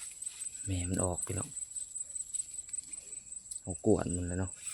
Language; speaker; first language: Thai; non-native, local second language; Northeastern Thai